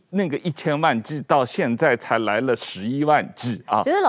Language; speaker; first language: Chinese; native; Chinese